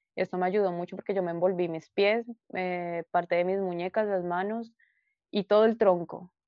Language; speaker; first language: Spanish; native; Spanish